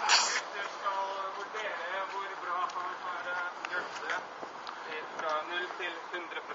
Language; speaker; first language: Norwegian; non-native, learner; Latvian